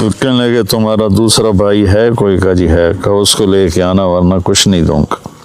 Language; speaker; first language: Urdu; non-native, local second language; Punjabi